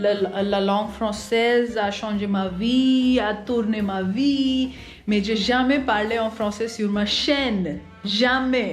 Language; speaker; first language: French; non-native, learner; Hindi